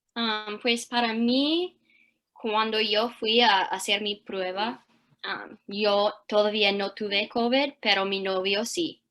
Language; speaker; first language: Spanish; early bilingual, heritage; English